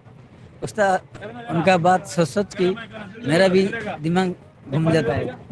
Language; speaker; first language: Hindi; non-native, local second language; Odia